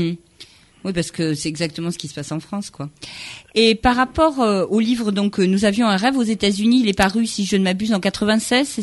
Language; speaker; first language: French; native; French